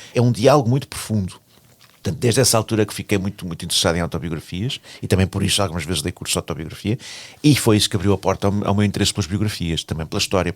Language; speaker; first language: Portuguese; native; Portuguese